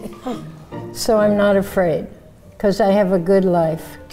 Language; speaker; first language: English; native; English